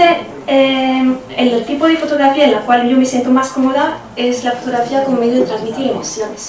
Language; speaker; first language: Spanish; non-native, fluent; French